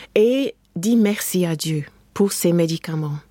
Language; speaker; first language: French; non-native, fluent; English